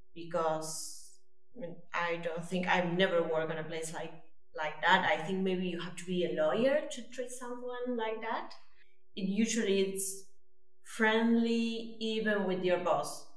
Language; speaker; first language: English; non-native, fluent; Spanish